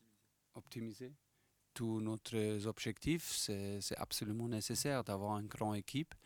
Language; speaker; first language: French; non-native, fluent; German